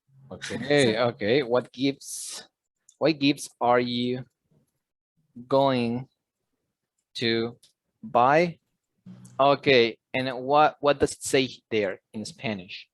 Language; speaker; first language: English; non-native, fluent; Spanish